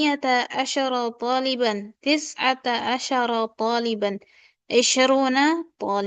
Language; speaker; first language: Arabic; non-native, fluent; Indonesian